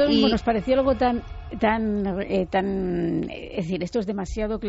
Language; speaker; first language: Spanish; native; Spanish